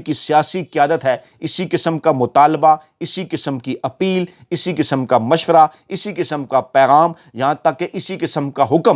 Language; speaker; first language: Urdu; native; Urdu